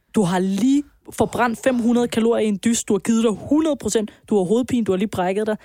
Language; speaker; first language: Danish; early bilingual, other home language; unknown